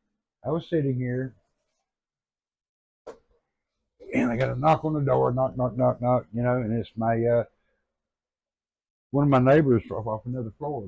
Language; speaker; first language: English; native; English